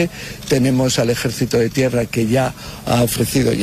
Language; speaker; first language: Spanish; native; Spanish